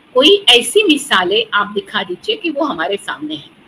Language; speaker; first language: Hindi; non-native, local second language; Marathi